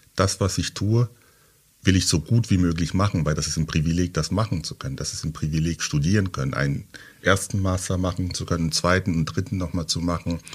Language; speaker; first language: German; early bilingual, other home language; French